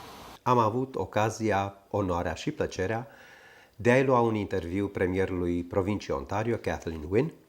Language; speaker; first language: Romanian; native; Romanian